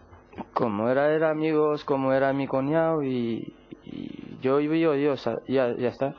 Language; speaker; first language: Spanish; non-native, learner; Arabic